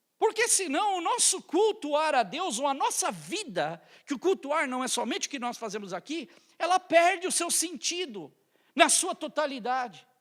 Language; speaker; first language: Portuguese; native; Portuguese